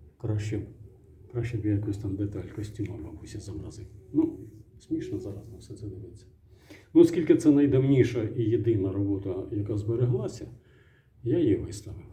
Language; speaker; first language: Ukrainian; native; Ukrainian